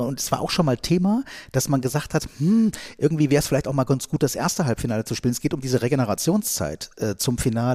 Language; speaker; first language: German; native; German